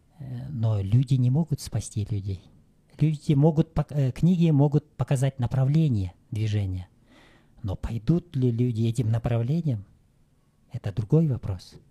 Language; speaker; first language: Russian; non-native, local second language; Kyrgyz